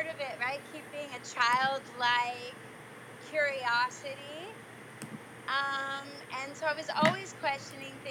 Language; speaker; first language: English; native; English